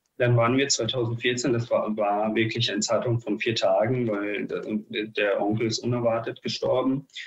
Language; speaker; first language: German; early bilingual, other home language; Russian